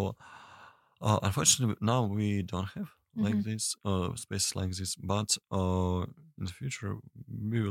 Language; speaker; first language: English; non-native, learner; Russian